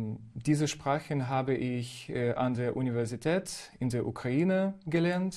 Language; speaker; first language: German; non-native, fluent; Ukrainian